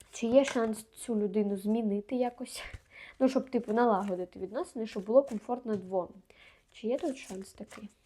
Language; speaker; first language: Ukrainian; non-native, local second language; Russian